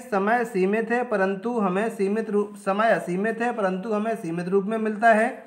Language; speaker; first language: Hindi; native; Hindi